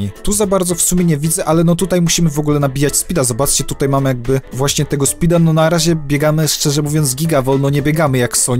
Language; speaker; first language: Polish; native; Polish